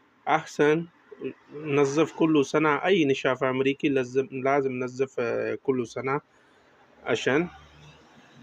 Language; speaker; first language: Arabic; non-native, learner; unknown